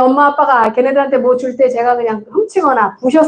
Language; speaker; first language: Korean; native; Korean